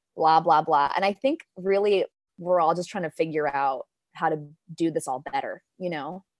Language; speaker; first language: English; early bilingual, other home language; Danish